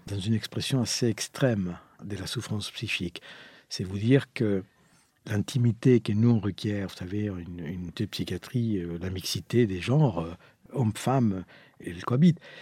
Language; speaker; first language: French; non-native, fluent; Spanish